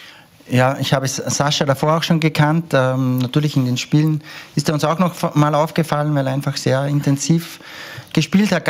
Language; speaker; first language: German; native; German